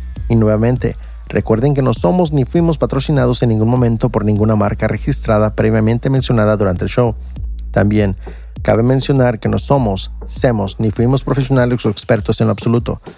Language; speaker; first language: Spanish; early bilingual, heritage; Spanish